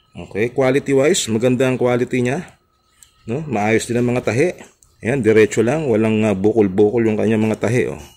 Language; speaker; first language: Filipino; native; Filipino